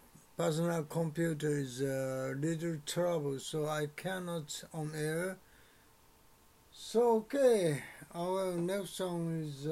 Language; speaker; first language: English; non-native, learner; Japanese